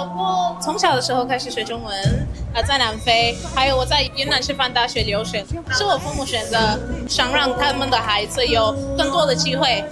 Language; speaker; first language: Chinese; non-native, fluent; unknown